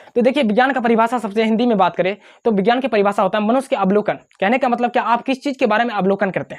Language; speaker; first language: Hindi; native; Hindi